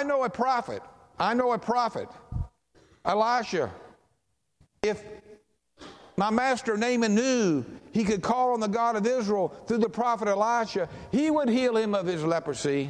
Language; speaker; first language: English; native; English